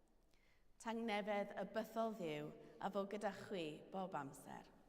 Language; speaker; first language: Welsh; native; Welsh